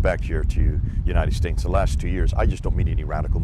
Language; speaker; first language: English; native; English